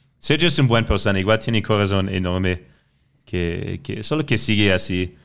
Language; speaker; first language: Spanish; non-native, fluent; French